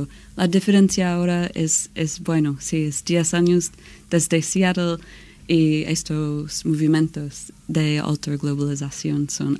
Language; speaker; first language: Spanish; non-native, learner; English